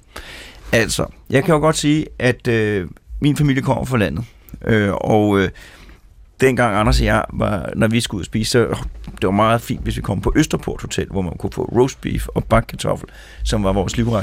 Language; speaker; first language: Danish; native; Danish